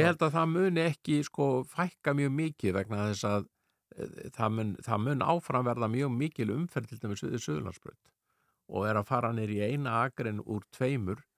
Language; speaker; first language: Icelandic; native; Icelandic